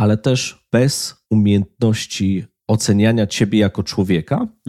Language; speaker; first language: Polish; native; Polish